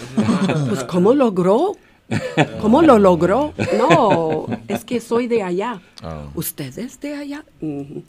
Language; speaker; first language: Spanish; non-native, fluent; English